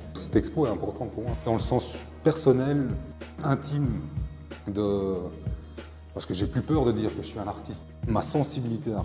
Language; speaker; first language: French; native; French